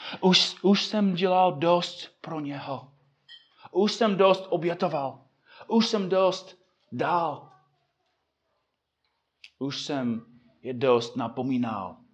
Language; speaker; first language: Czech; non-native, fluent; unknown